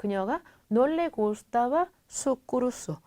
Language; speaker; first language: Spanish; non-native, fluent; Korean